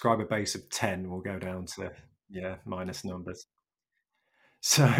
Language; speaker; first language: English; native; English